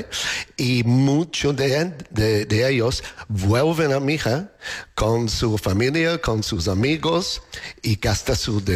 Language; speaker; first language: Spanish; non-native, fluent; English